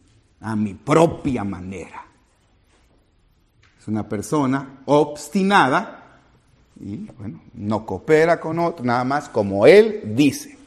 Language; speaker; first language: Spanish; native; Spanish